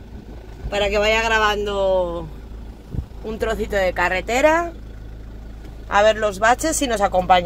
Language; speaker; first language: Spanish; native; Spanish